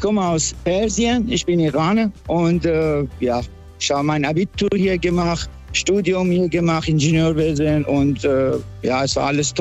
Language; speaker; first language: German; non-native, fluent; Persian